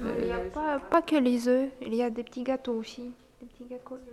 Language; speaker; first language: French; non-native, learner; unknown